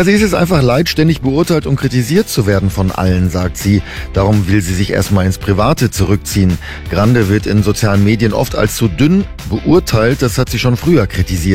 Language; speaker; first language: German; native; German